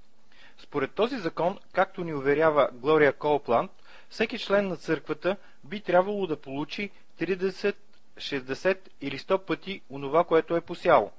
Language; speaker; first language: Bulgarian; native; Bulgarian